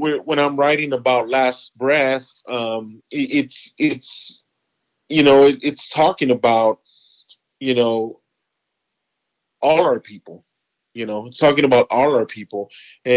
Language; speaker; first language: English; native; English